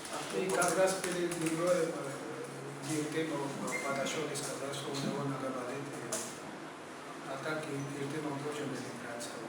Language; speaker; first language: Russian; non-native, fluent; Georgian